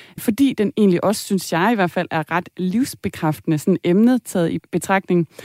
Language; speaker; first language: Danish; native; Danish